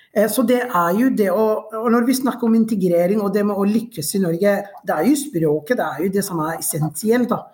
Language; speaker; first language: Norwegian; non-native, fluent; Somali